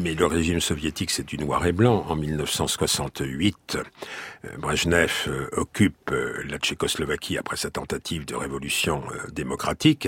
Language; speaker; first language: French; native; French